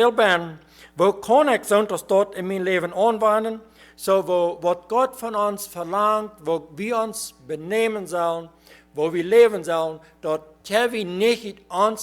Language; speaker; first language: German; non-native, learner; Plautdietsch